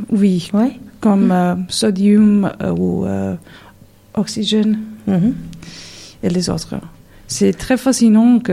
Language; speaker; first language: French; non-native, learner; Serbian